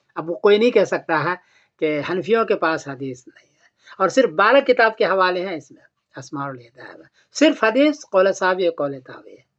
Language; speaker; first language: Urdu; native; Urdu